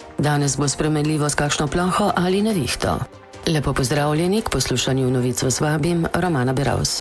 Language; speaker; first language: Slovenian; native; Slovenian